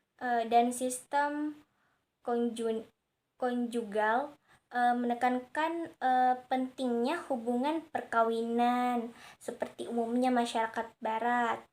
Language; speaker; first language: Indonesian; native; Indonesian